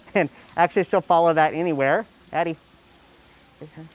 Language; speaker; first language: English; native; English